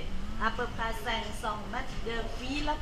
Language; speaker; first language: French; non-native, learner; Thai